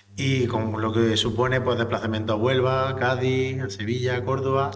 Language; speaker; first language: Spanish; native; Spanish